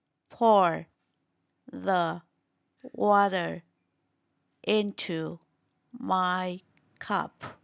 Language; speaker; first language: English; non-native, fluent; Chinese